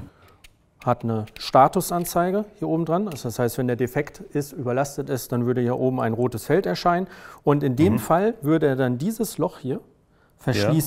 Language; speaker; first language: German; native; German